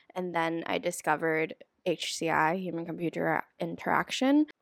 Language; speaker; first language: English; early bilingual, other home language; Vietnamese